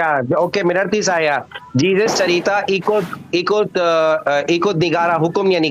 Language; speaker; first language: Indonesian; non-native, learner; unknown